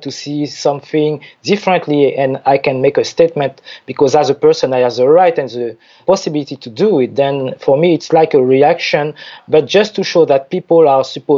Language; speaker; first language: English; non-native, fluent; French